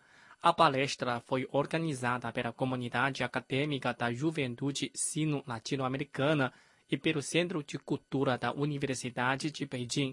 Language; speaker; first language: Portuguese; non-native, fluent; Chinese